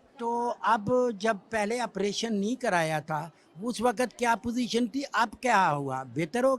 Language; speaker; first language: Urdu; native; Urdu